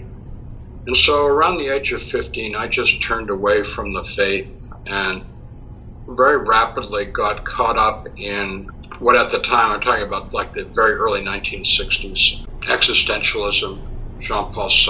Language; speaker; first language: English; native; English